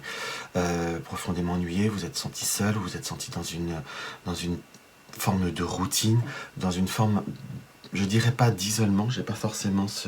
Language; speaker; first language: French; native; French